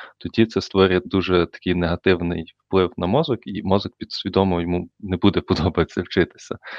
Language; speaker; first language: Ukrainian; native; Ukrainian